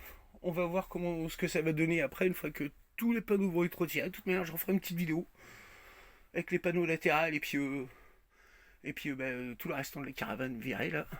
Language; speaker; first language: French; native; French